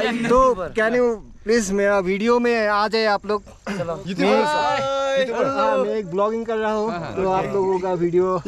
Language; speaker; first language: Hindi; non-native, learner; Bangla